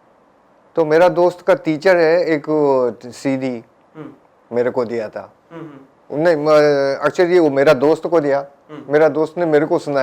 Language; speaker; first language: Hindi; non-native, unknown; Japanese